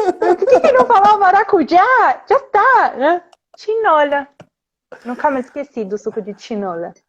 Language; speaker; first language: Portuguese; early bilingual, other home language; Spanish